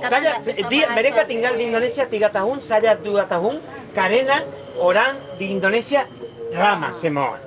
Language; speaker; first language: Indonesian; non-native, learner; Spanish